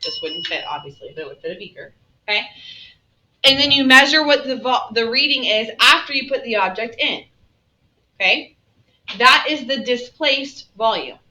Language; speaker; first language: English; native; English